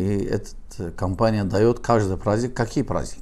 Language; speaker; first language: Russian; non-native, learner; Azerbaijani